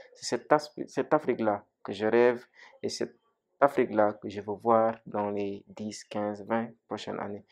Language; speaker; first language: French; non-native, local second language; Wolof